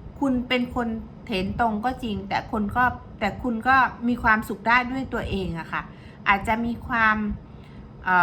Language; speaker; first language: Thai; native; Thai